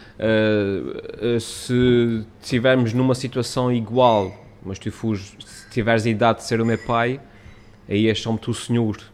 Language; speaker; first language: Portuguese; native; Portuguese